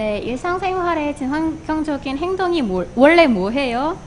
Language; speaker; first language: Korean; non-native, fluent; Indonesian